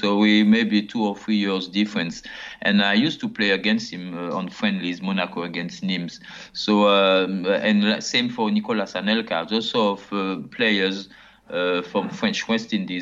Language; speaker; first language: English; non-native, fluent; French